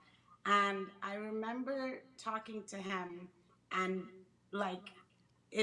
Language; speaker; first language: English; early bilingual, other home language; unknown